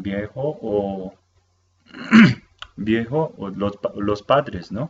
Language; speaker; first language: Spanish; non-native, fluent; Korean